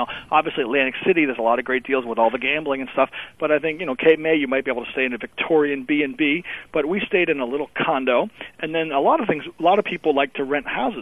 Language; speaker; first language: English; native; English